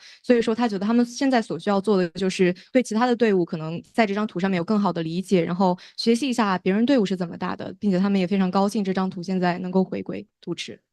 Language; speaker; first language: Chinese; native; Chinese